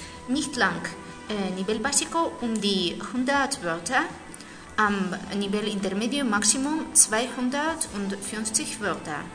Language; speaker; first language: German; non-native, learner; Spanish